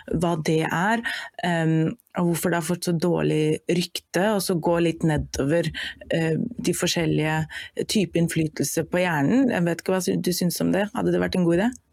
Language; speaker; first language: Norwegian; non-native, fluent; German